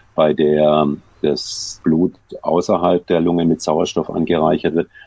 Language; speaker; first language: German; native; German